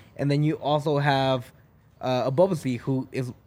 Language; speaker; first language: English; non-native, fluent; Spanish